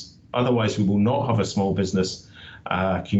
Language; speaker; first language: English; native; English